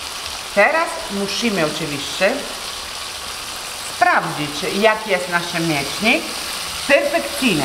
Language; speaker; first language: Polish; non-native, learner; Italian